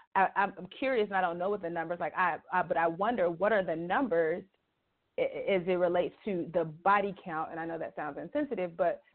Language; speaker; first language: English; native; English